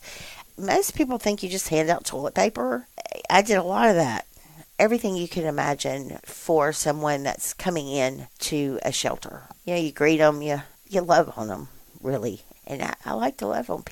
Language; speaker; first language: English; native; English